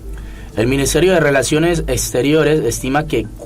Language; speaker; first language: Spanish; native; Spanish